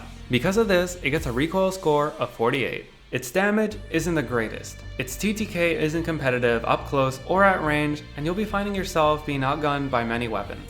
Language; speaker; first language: English; native; English